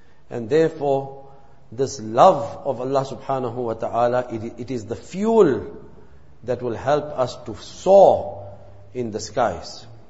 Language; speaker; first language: English; native; English